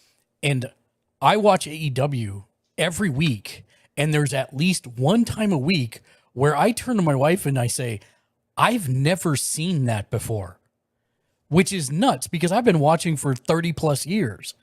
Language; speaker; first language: English; native; English